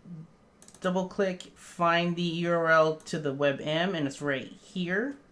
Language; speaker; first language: English; native; English